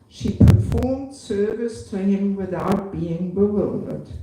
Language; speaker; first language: English; non-native, fluent; German